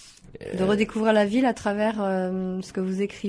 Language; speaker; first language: French; native; French